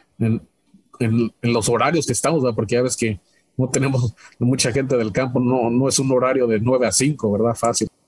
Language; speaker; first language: Spanish; native; Spanish